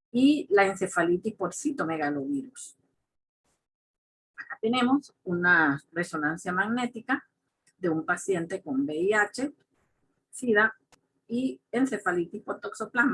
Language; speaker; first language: Spanish; native; Spanish